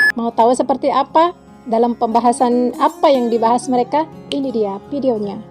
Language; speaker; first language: Indonesian; native; Indonesian